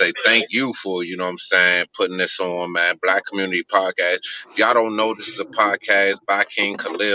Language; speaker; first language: English; native; English